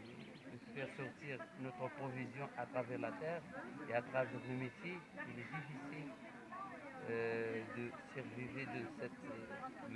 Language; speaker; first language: French; non-native, learner; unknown